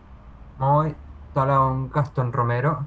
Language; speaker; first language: Finnish; non-native, learner; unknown